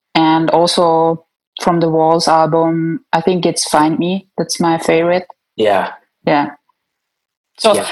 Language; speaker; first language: English; non-native, fluent; German